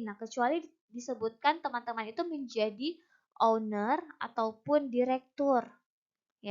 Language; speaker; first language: Indonesian; native; Indonesian